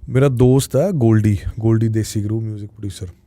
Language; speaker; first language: Hindi; non-native, local second language; Punjabi